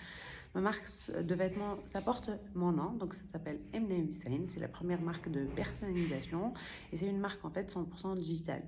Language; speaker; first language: French; non-native, local second language; Arabic